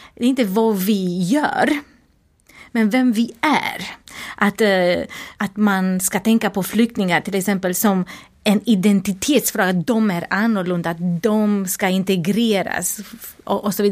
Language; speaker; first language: Swedish; non-native, fluent; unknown